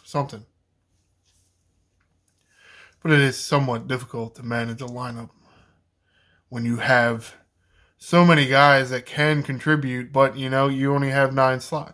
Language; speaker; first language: English; native; English